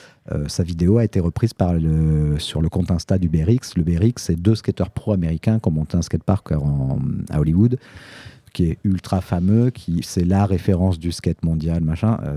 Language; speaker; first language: French; native; French